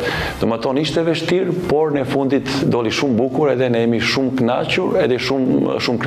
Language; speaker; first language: Albanian; non-native, learner; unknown